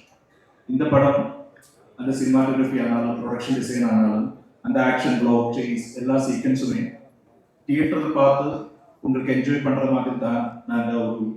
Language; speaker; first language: Tamil; non-native, learner; Malayalam